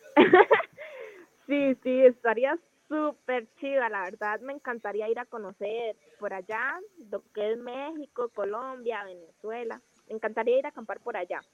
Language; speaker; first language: Spanish; native; Spanish